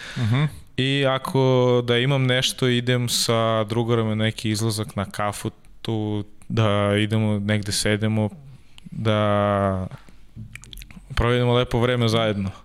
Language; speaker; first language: Serbian; non-native, learner; Russian